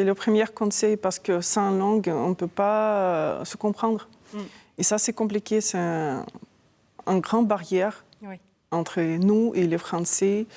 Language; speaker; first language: French; non-native, fluent; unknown